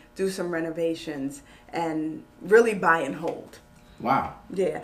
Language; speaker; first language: English; native; English